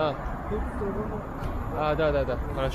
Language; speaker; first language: Russian; non-native, learner; Korean